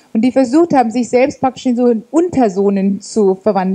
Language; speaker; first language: German; native; German